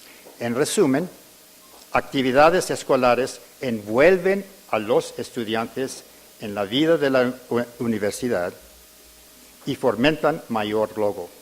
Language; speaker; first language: Spanish; early bilingual, heritage; English